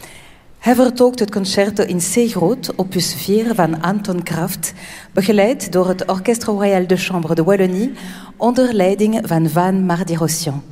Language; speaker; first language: Dutch; native; Dutch